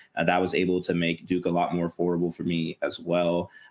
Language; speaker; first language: English; native; English